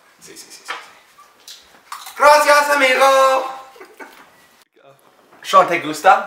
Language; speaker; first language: Spanish; non-native, learner; English